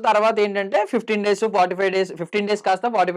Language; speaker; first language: Telugu; native; Telugu